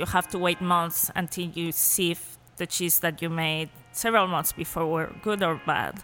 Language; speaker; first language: English; non-native, fluent; Spanish